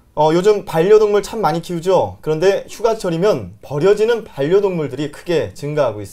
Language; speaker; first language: Korean; native; Korean